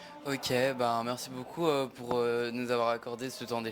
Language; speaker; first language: French; native; French